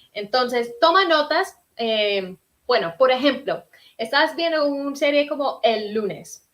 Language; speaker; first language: Spanish; early bilingual, heritage; Spanish